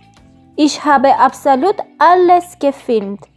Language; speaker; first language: German; non-native, learner; Armenian